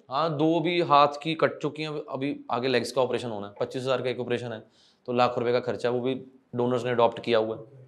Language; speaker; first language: Hindi; non-native, local second language; Punjabi